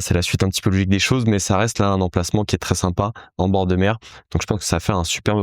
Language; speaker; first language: French; native; French